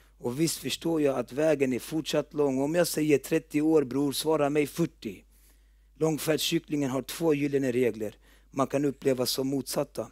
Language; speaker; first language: Swedish; early bilingual, other home language; Turoyo